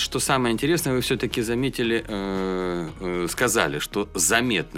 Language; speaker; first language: Russian; native; Russian